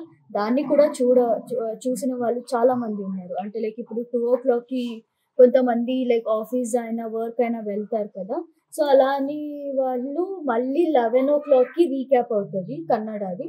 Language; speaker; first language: Telugu; non-native, local second language; Kannada